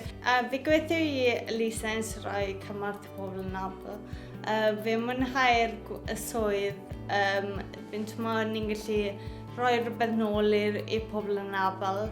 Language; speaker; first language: Welsh; native; Welsh